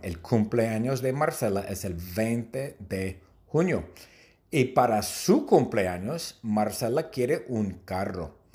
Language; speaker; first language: Spanish; non-native, fluent; English